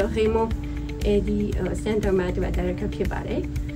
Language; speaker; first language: Burmese; non-native, fluent; French